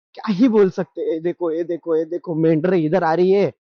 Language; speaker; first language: Hindi; non-native, local second language; Marathi